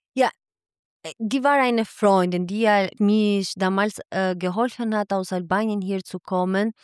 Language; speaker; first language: German; non-native, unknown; Albanian